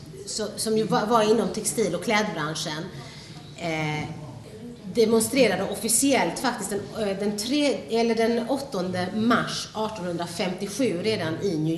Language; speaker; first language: Swedish; early bilingual, other home language; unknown